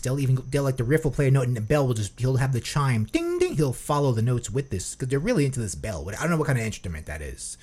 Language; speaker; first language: English; native; English